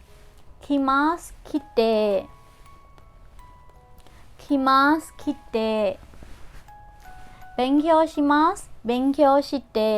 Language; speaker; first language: Japanese; non-native, fluent; Burmese